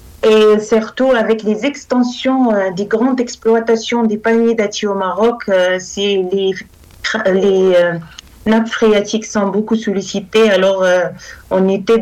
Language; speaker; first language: French; non-native, local second language; Arabic